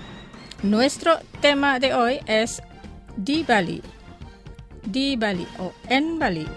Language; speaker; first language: Spanish; non-native, fluent; Indonesian